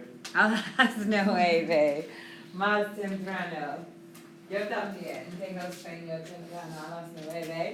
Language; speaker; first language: Spanish; non-native, fluent; English